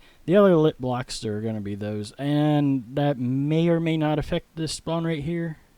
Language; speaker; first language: English; native; English